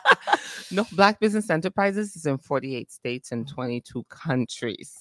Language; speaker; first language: English; non-native, fluent; Italian